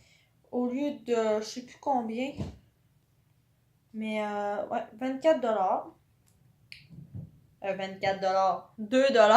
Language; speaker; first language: French; native; French